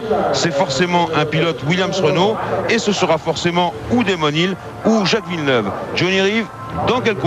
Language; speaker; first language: French; native; French